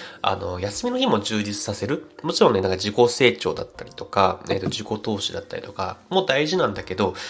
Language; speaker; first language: Japanese; native; Japanese